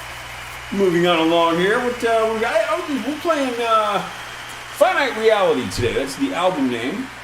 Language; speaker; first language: English; native; English